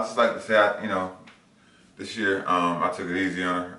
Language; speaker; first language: English; native; English